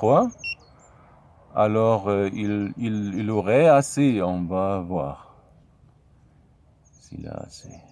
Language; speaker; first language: French; non-native, fluent; German